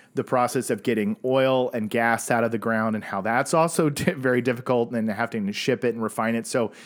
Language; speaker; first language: English; native; English